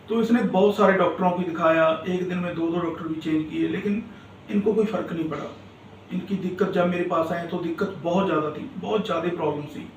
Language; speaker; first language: Hindi; non-native, local second language; Punjabi